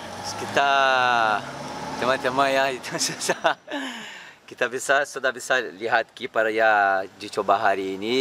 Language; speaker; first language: Indonesian; non-native, learner; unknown